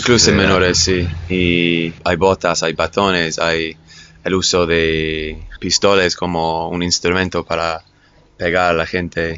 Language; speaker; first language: Spanish; non-native, fluent; English